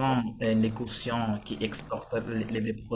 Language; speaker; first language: French; non-native, fluent; Portuguese